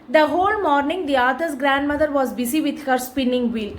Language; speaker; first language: English; non-native, local second language; Tamil